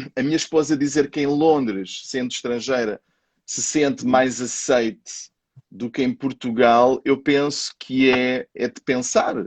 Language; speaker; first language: Portuguese; native; Portuguese